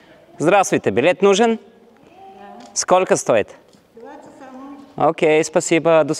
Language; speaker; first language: Russian; non-native, learner; Bulgarian